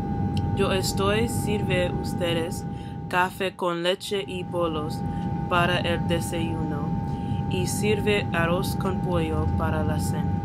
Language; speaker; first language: Spanish; non-native, learner; English